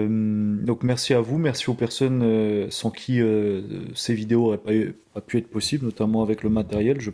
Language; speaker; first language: French; native; French